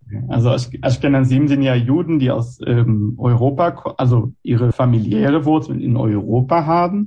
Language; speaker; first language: German; non-native, fluent; Hebrew